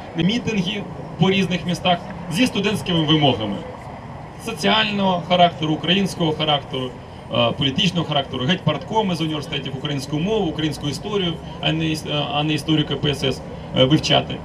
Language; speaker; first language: Ukrainian; non-native, local second language; Russian